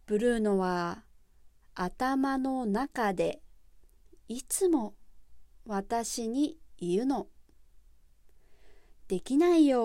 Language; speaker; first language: Japanese; native; Japanese